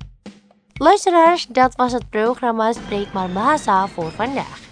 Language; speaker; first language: Dutch; non-native, fluent; Indonesian